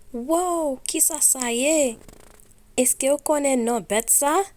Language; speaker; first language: Haitian Creole; early bilingual, heritage; Haitian Creole